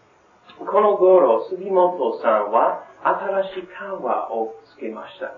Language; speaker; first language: Japanese; non-native, learner; English